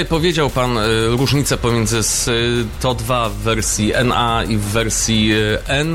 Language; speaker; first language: Polish; native; Polish